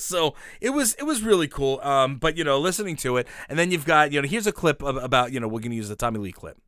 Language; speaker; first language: English; native; English